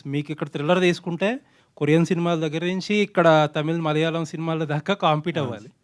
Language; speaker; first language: Telugu; native; Telugu